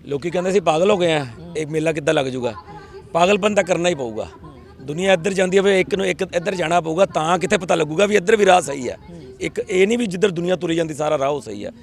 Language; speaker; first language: Punjabi; native; Punjabi